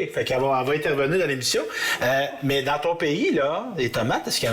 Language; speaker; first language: French; native; French